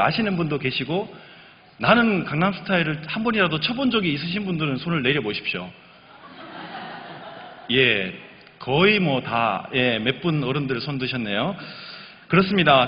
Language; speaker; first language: Korean; native; Korean